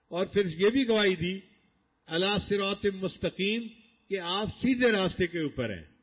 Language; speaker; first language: Urdu; non-native, local second language; Punjabi